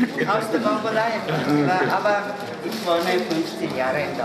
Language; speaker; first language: German; non-native, learner; Mongolian